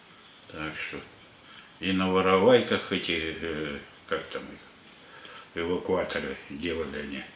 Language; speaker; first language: Russian; native; Russian